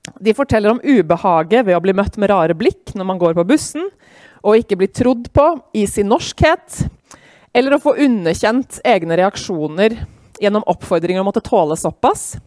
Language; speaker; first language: Norwegian; native; Norwegian